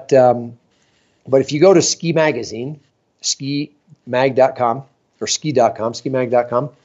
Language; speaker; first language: English; native; English